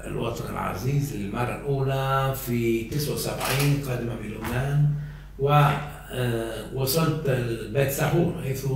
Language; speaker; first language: Arabic; early bilingual, other home language; Italian